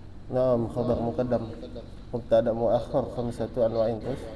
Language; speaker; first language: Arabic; non-native, fluent; Indonesian